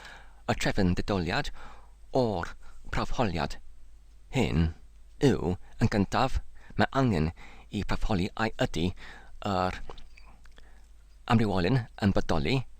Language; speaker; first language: Welsh; non-native, learner; English